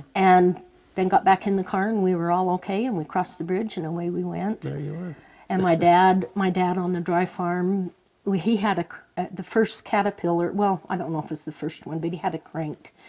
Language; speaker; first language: English; native; English